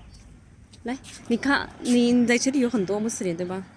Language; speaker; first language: Chinese; non-native, learner; Urdu